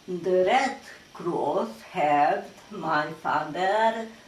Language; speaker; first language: English; non-native, learner; Hungarian